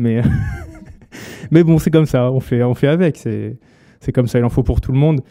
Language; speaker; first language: French; native; French